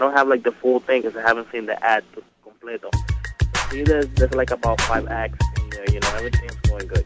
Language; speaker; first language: English; early bilingual, other home language; Spanish